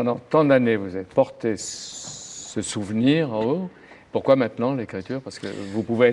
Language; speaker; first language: French; native; French